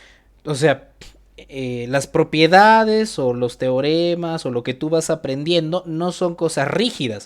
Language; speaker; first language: Spanish; native; Spanish